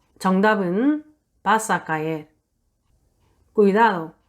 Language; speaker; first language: Spanish; non-native, fluent; Korean